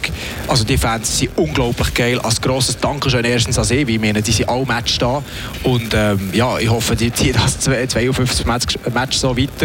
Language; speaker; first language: German; native; German